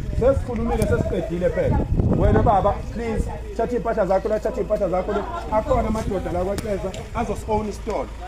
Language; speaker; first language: Zulu; native; Zulu